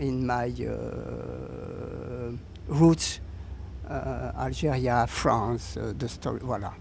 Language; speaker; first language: English; non-native, learner; French